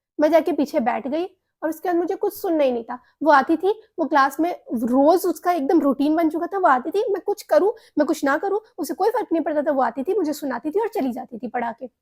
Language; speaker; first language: Hindi; native; Hindi